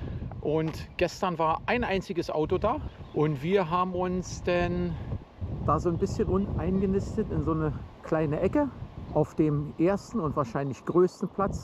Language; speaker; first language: German; native; German